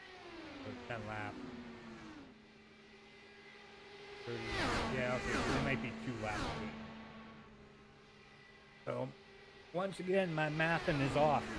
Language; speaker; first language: English; native; English